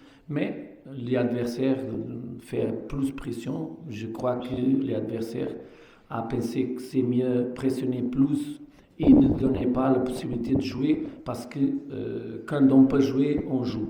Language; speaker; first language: French; non-native, fluent; Portuguese